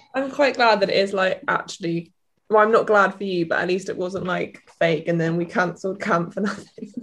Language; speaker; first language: English; native; English